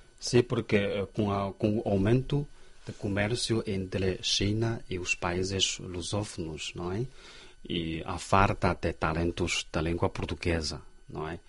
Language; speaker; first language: Portuguese; non-native, fluent; Chinese